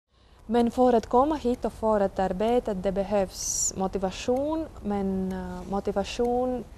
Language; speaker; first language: Swedish; non-native, fluent; Latvian